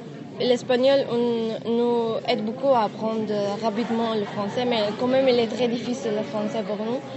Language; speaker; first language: French; non-native, learner; Arabic